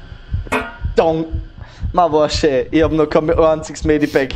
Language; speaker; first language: German; native; German